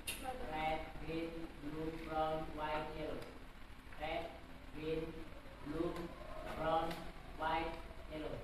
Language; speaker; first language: English; non-native, learner; Indonesian